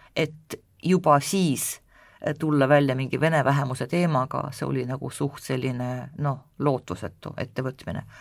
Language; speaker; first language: Estonian; non-native, local second language; Russian